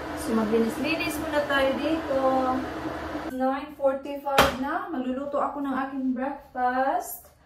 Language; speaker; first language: Filipino; native; Filipino